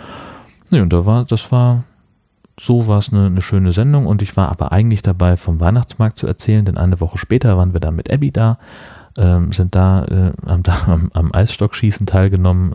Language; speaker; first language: German; native; German